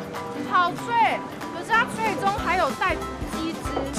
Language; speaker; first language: Chinese; native; Chinese